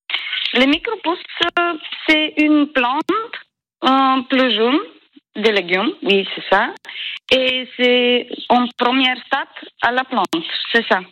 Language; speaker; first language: French; non-native, learner; Bulgarian